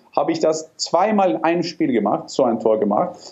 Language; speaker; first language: German; non-native, fluent; Norwegian